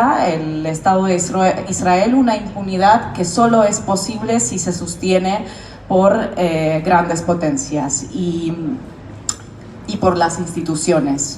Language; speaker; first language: Spanish; non-native, fluent; Russian